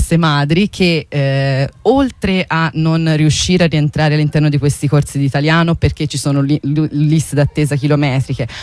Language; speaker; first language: Italian; native; Italian